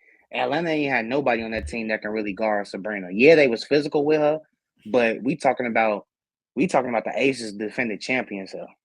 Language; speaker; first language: English; native; English